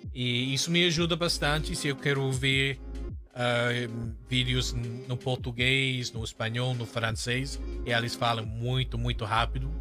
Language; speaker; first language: Portuguese; non-native, fluent; English